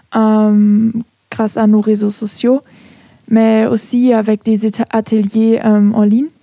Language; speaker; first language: French; non-native, fluent; German